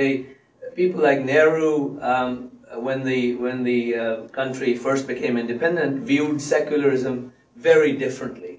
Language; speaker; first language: English; non-native, local second language; Punjabi